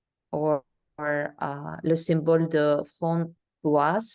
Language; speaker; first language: French; non-native, learner; English